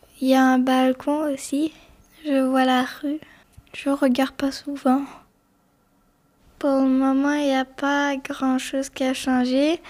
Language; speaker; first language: French; early bilingual, other home language; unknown